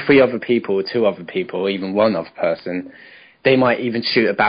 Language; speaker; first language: English; native; English